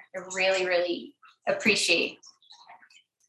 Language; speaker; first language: English; native; English